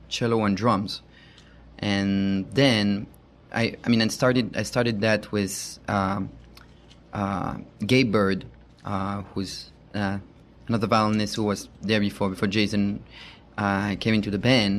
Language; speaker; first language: English; non-native, fluent; French